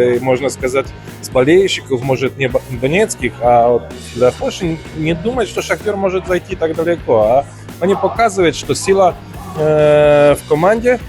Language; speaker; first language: Russian; non-native, fluent; Polish